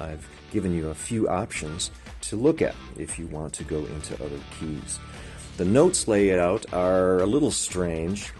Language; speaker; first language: English; native; English